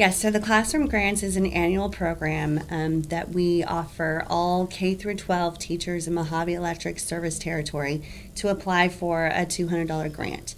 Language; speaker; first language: English; native; English